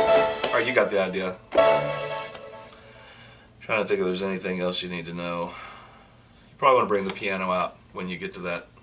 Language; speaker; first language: English; native; English